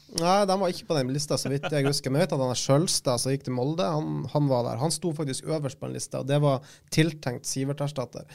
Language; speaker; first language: Norwegian; native; Norwegian